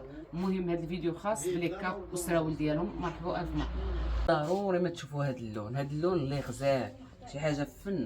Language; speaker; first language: Arabic; native; Arabic